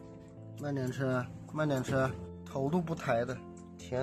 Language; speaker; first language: Chinese; native; Chinese